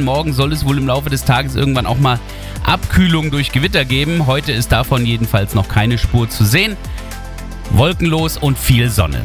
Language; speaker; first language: German; native; German